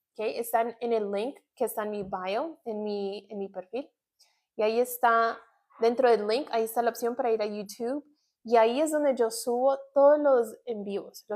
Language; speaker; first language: Spanish; non-native, fluent; English